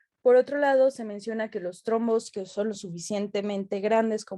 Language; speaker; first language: Spanish; native; Spanish